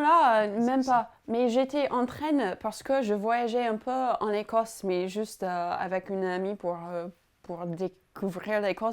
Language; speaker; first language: French; non-native, fluent; English